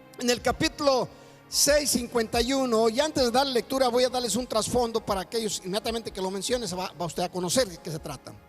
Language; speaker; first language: Spanish; native; Spanish